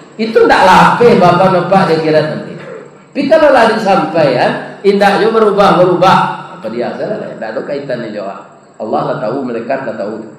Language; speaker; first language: Malay; non-native, local second language; Minangkabau